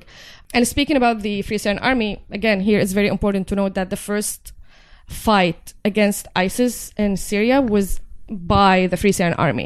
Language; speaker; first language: English; non-native, fluent; Arabic